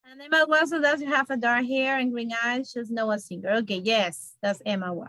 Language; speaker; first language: English; non-native, learner; Spanish